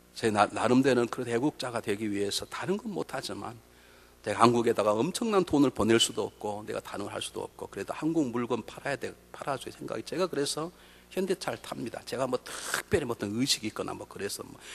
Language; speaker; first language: Korean; native; Korean